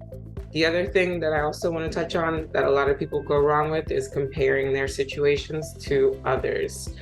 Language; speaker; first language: English; native; English